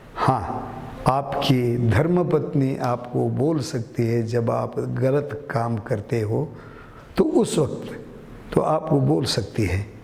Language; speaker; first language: Hindi; non-native, local second language; Kannada